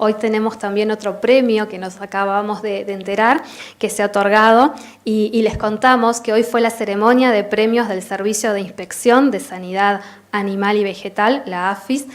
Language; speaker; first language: Spanish; native; Spanish